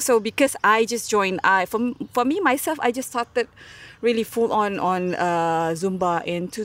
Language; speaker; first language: English; non-native, local second language; Malay